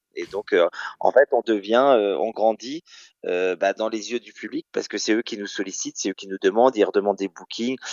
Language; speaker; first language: French; native; French